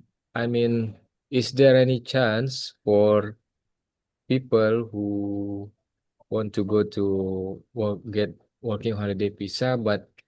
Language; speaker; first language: English; non-native, fluent; Indonesian